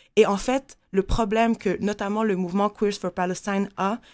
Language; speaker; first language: French; non-native, local second language; Arabic